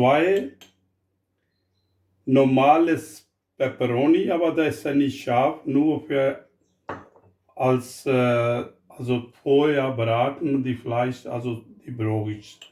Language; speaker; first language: German; non-native, learner; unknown